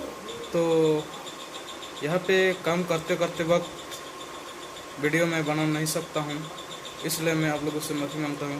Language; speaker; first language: Hindi; non-native, local second language; Santali